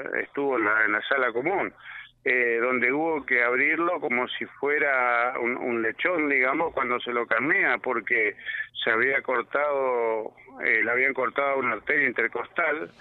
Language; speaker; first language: Spanish; native; Spanish